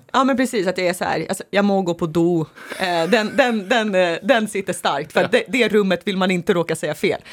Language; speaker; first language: Swedish; early bilingual, other home language; Finnish